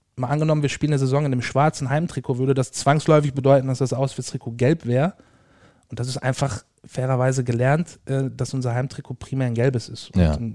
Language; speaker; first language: German; native; German